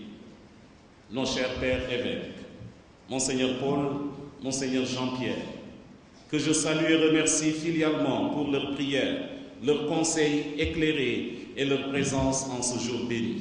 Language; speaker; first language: French; non-native, local second language; Jola-Fonyi